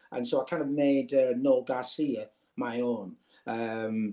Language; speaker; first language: English; native; English